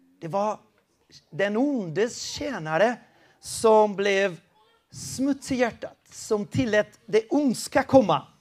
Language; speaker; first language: Swedish; non-native, fluent; Spanish